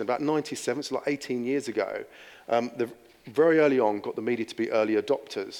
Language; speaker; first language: English; native; English